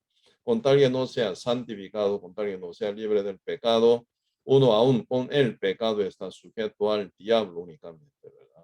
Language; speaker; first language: Spanish; non-native, fluent; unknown